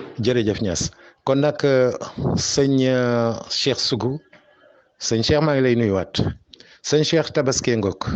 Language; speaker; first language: Wolof; native; Wolof